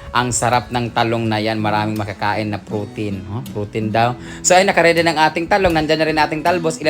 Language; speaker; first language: Filipino; non-native, local second language; Cebuano